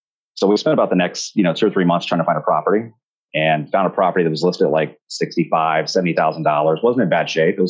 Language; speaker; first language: English; native; English